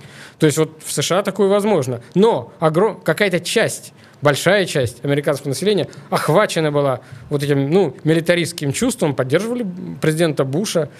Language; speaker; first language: Russian; native; Russian